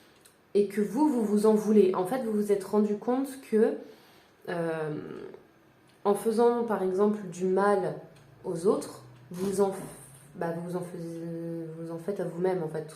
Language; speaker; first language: French; native; French